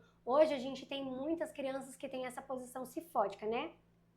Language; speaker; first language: Portuguese; native; Portuguese